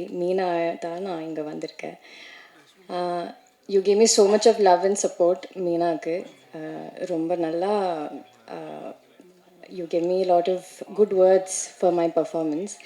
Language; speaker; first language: Tamil; non-native, learner; Malayalam